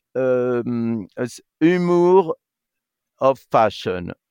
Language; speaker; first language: English; non-native, learner; French